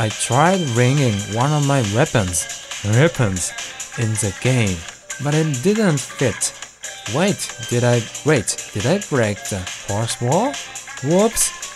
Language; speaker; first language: English; non-native, fluent; Japanese